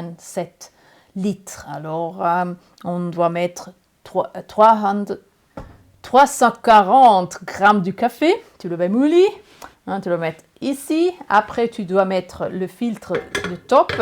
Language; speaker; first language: French; non-native, learner; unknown